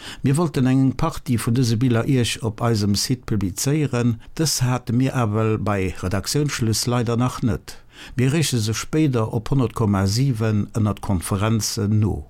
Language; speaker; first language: Luxembourgish; native; Luxembourgish